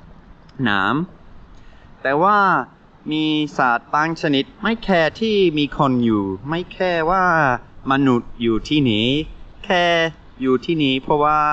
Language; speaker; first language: Thai; non-native, learner; English